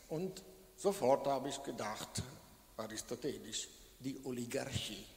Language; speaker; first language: German; non-native, fluent; Italian